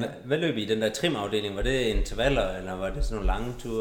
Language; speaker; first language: Danish; native; Danish